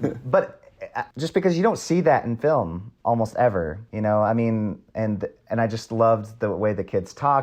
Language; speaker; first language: English; native; English